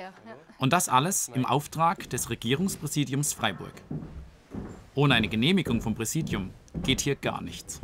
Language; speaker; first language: German; native; German